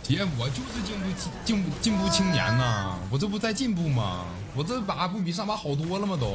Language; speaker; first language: Chinese; native; Chinese